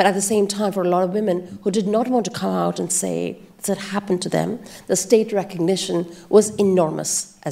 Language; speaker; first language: English; non-native, local second language; Bangla